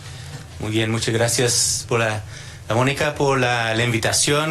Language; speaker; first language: Spanish; non-native, fluent; English